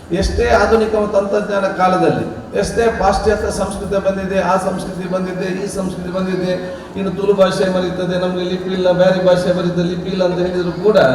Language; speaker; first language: Kannada; non-native, local second language; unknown